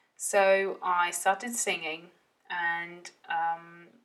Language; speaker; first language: English; early bilingual, heritage; Dutch